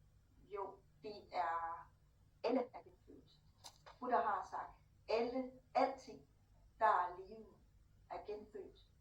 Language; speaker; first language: Danish; non-native, fluent; Thai